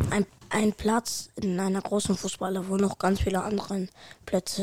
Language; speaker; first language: German; early bilingual, other home language; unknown